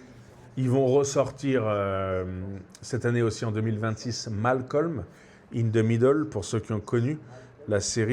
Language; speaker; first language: French; native; French